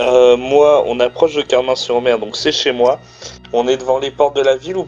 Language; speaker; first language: French; native; French